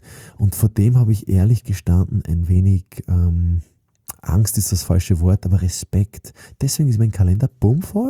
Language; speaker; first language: German; native; German